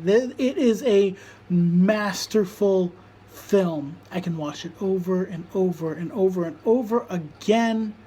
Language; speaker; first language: English; native; English